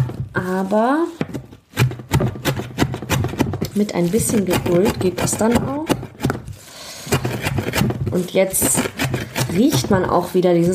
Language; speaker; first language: German; native; German